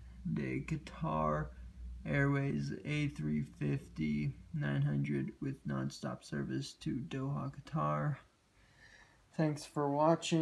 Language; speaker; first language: English; native; English